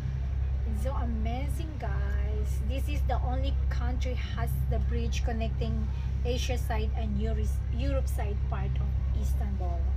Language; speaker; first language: English; non-native, local second language; Filipino